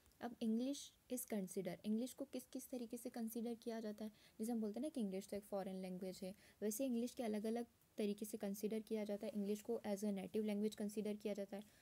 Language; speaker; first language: Hindi; native; Hindi